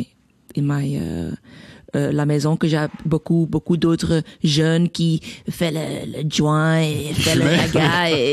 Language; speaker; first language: French; non-native, learner; Dutch